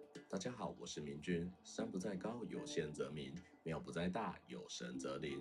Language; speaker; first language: Chinese; native; Chinese